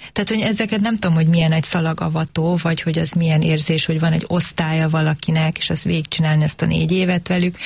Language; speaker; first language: Hungarian; early bilingual, heritage; English